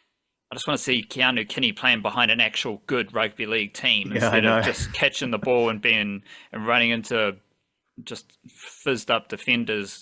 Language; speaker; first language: English; native; English